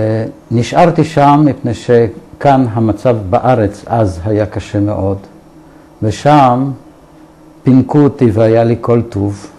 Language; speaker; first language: Hebrew; early bilingual, other home language; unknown